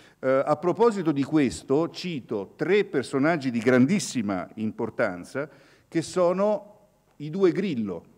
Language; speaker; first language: Italian; native; Italian